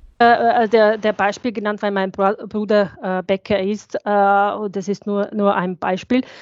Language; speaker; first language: German; non-native, fluent; Bosnian